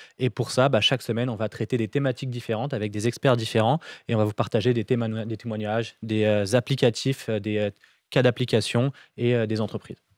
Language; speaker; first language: French; native; French